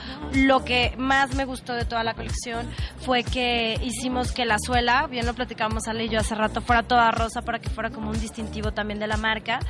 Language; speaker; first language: Spanish; native; Spanish